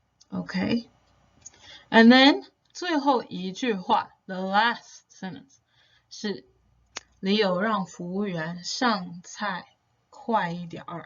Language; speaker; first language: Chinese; non-native, fluent; English